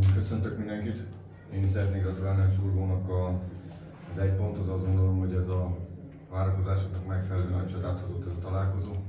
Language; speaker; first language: Hungarian; native; Hungarian